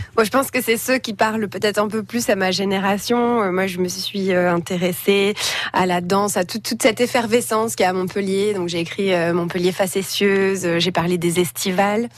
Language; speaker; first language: French; native; French